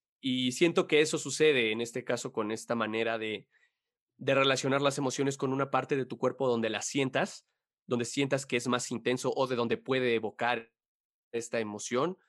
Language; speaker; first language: Spanish; native; Spanish